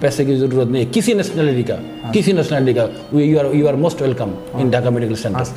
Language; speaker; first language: Hindi; non-native, fluent; Bangla